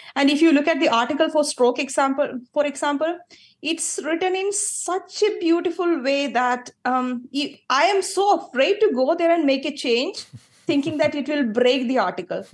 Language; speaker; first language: English; non-native, local second language; Malayalam